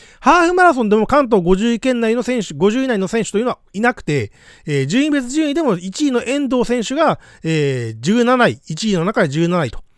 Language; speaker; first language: Japanese; native; Japanese